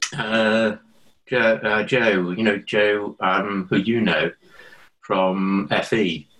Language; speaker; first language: English; native; English